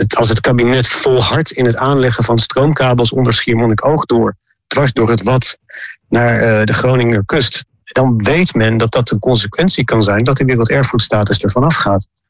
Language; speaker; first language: Dutch; native; Dutch